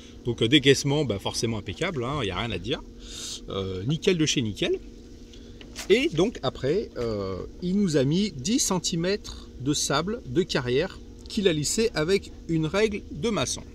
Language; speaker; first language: French; native; French